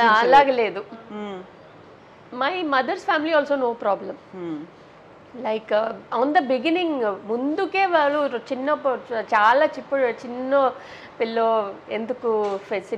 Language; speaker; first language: Telugu; non-native, local second language; Tamil